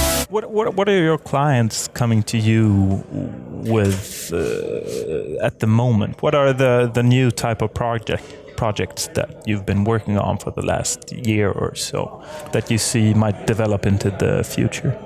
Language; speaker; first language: English; non-native, fluent; Swedish